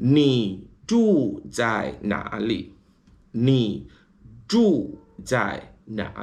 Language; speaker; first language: Chinese; non-native, learner; English